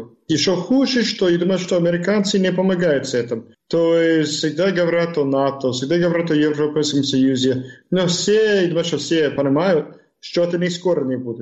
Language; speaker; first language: Russian; non-native, fluent; English